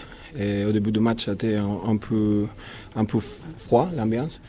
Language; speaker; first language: French; non-native, fluent; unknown